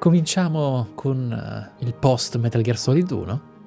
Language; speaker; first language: Italian; native; Italian